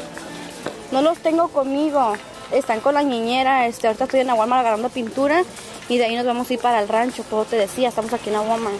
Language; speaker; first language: Spanish; early bilingual, heritage; Spanish